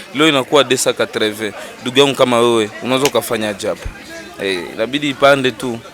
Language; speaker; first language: Swahili; native; Swahili